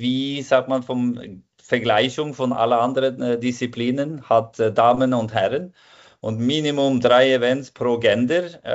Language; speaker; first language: German; non-native, fluent; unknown